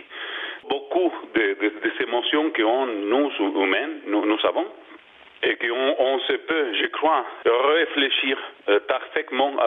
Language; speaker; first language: French; non-native, learner; Spanish